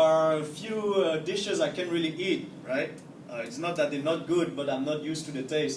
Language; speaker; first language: English; non-native, fluent; French